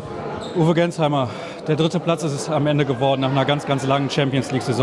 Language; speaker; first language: German; native; German